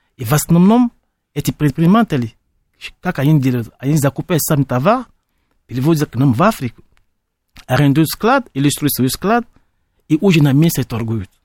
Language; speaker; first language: Russian; non-native, fluent; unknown